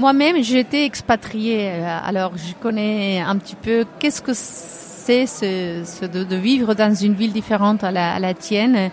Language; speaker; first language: French; non-native, fluent; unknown